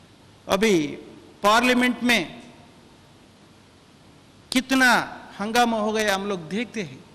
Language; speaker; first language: Hindi; non-native, local second language; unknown